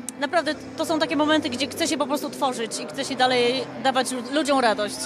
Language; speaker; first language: Polish; native; Polish